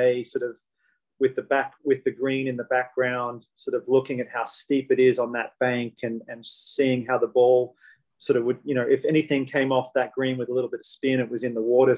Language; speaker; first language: English; native; English